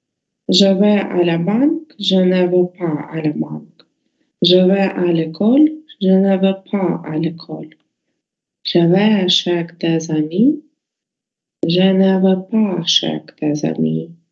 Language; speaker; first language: French; non-native, learner; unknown